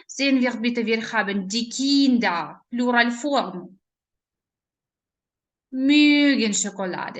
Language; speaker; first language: German; non-native, learner; Ukrainian